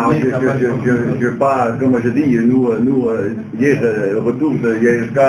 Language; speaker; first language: French; non-native, learner; Dutch